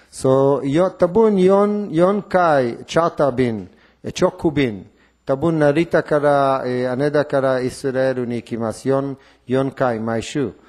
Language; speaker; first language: Japanese; non-native, learner; Hebrew